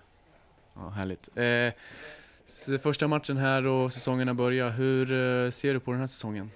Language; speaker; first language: Swedish; native; Swedish